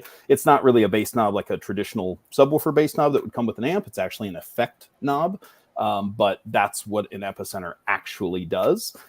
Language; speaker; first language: English; native; English